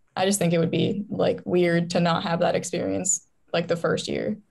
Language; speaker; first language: English; native; English